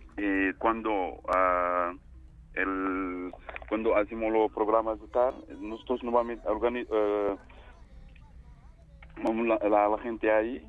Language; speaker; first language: Spanish; non-native, fluent; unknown